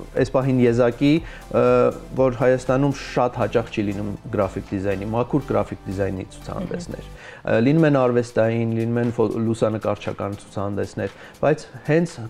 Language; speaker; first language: Armenian; early bilingual, heritage; Armenian